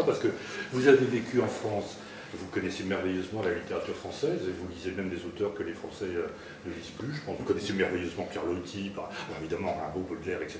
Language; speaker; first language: French; native; French